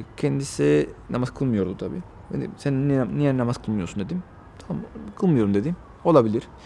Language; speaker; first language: Turkish; non-native, fluent; Spanish